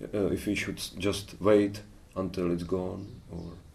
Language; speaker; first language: English; non-native, fluent; Czech